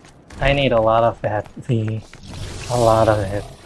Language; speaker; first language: English; native; English